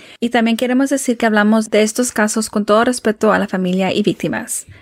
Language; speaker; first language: Spanish; early bilingual, heritage; Spanish